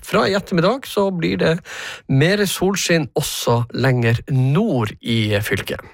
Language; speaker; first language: Norwegian; native; Norwegian